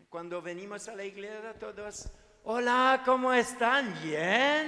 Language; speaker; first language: Spanish; non-native, learner; French